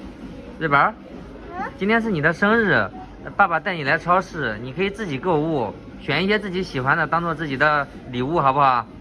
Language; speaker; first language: Chinese; native; Chinese